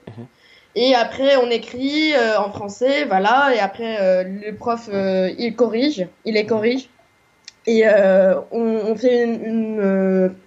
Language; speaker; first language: French; non-native, fluent; Korean